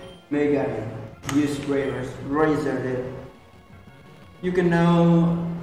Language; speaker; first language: English; non-native, learner; Vietnamese